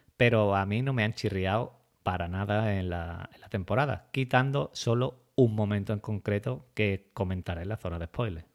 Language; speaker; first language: Spanish; native; Spanish